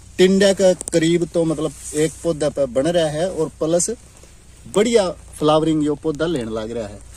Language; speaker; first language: Hindi; native; Hindi